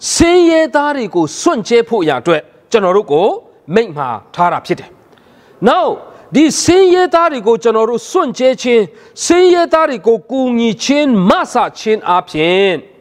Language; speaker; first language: Burmese; non-native, local second language; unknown